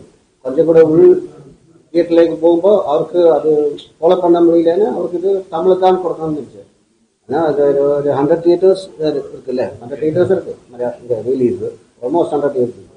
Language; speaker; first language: Tamil; non-native, learner; Malayalam